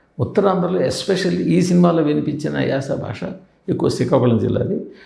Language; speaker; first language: Telugu; native; Telugu